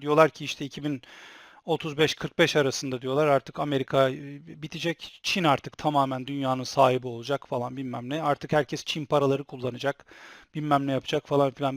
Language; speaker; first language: Turkish; native; Turkish